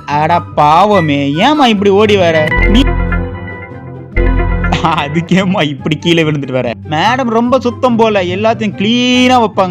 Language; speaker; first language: Tamil; native; Tamil